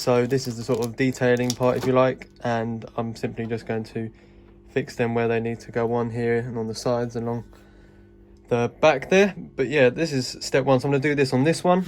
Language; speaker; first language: English; native; English